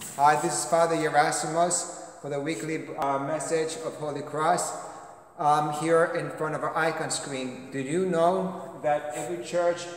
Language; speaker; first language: English; early bilingual, other home language; Greek